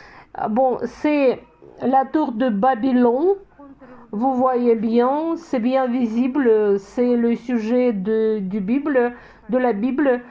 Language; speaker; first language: French; non-native, fluent; Russian